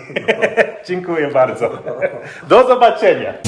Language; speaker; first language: Polish; non-native, learner; English